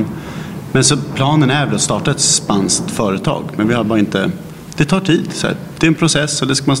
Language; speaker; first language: Swedish; native; Swedish